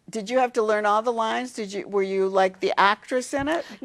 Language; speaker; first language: English; native; English